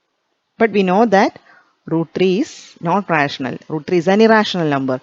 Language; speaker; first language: English; non-native, local second language; Malayalam